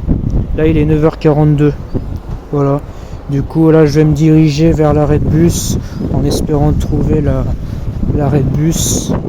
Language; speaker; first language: French; native; French